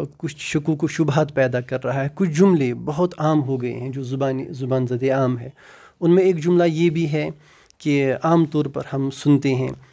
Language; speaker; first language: Urdu; non-native, local second language; Kashmiri